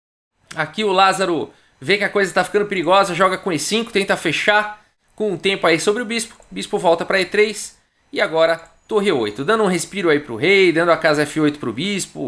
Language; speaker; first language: Portuguese; native; Portuguese